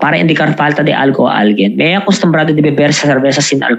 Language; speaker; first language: Spanish; non-native, fluent; Filipino